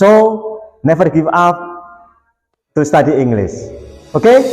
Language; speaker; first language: English; non-native, learner; Indonesian